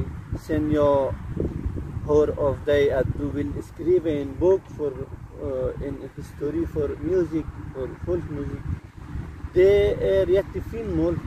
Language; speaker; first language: Swedish; non-native, learner; Persian